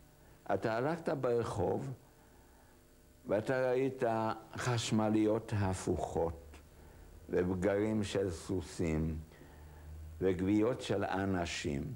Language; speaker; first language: Hebrew; non-native, fluent; Hungarian